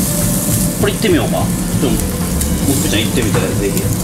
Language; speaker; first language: Japanese; native; Japanese